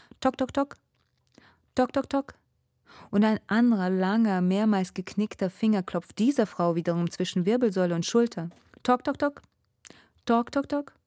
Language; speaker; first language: German; early bilingual, other home language; Russian